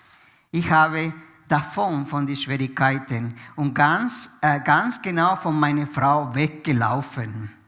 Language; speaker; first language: German; non-native, fluent; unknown